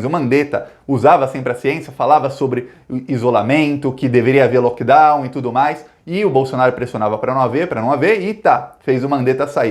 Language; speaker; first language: Portuguese; native; Portuguese